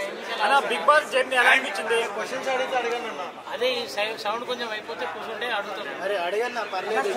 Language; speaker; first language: Telugu; native; Telugu